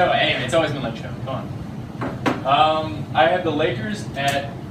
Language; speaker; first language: English; native; English